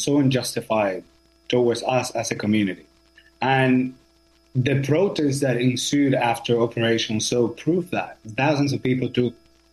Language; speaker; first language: English; non-native, fluent; Spanish